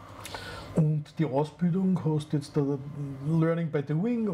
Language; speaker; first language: German; native; German